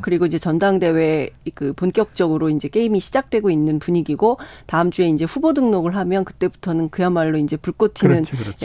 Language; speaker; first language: Korean; native; Korean